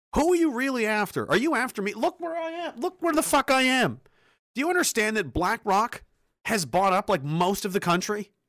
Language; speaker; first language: English; early bilingual, other home language; Danish